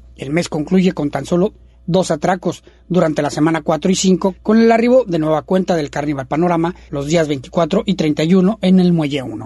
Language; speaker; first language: Spanish; native; Spanish